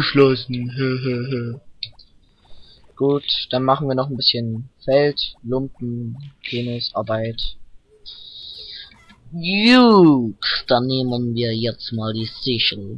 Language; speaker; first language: German; native; German